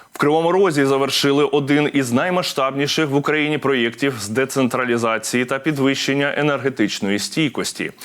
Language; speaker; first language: Ukrainian; native; Ukrainian